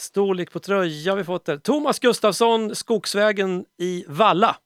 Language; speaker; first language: Swedish; native; Swedish